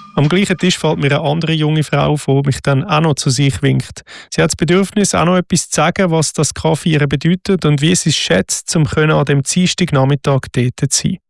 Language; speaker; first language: German; native; German